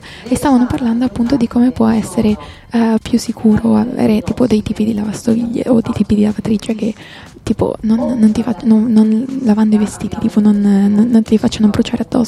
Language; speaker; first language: Italian; native; Italian